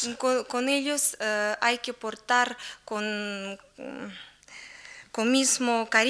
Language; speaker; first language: Spanish; non-native, learner; Russian